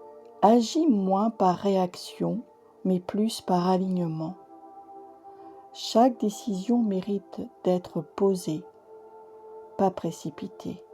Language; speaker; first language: French; native; French